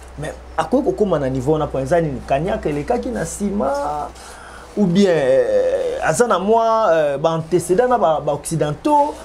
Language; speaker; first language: Lingala; native; Lingala